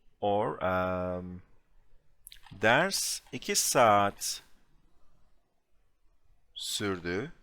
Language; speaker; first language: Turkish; non-native, fluent; English